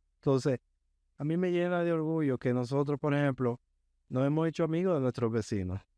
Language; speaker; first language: Spanish; native; Spanish